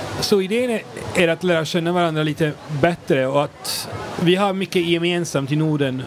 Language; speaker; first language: Swedish; non-native, fluent; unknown